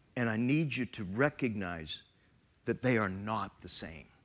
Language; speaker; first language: English; native; English